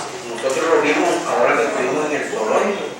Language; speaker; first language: Spanish; native; Spanish